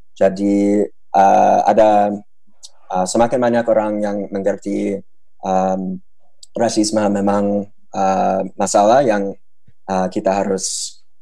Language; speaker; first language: Indonesian; non-native, fluent; English